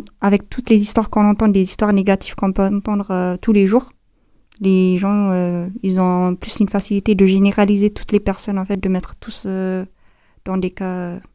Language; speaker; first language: French; non-native, fluent; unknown